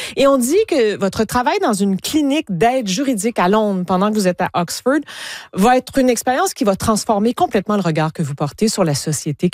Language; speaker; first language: French; native; French